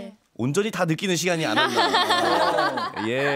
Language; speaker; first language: Korean; native; Korean